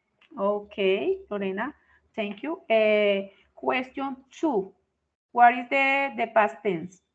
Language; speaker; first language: English; non-native, fluent; Spanish